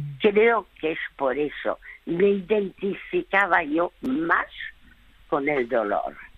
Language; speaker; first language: Spanish; early bilingual, other home language; French